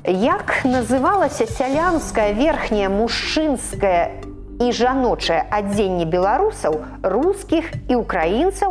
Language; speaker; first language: Belarusian; native; Belarusian